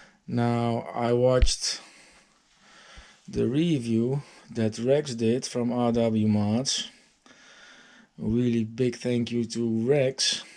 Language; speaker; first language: English; non-native, fluent; Dutch